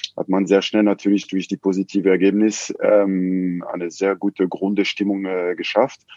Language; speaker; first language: German; non-native, fluent; French